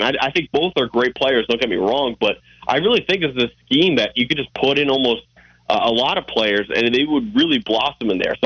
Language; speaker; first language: English; native; English